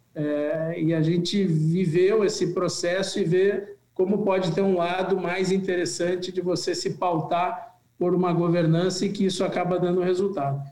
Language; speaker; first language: Portuguese; native; Portuguese